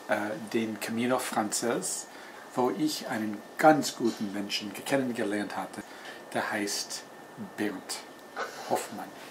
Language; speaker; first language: German; non-native, fluent; English